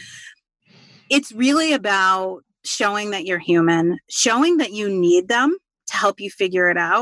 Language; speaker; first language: English; native; English